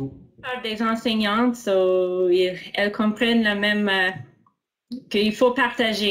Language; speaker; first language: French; non-native, local second language; English